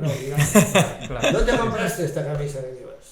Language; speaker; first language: Spanish; non-native, local second language; Catalan